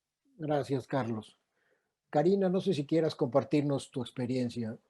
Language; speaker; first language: Spanish; native; Spanish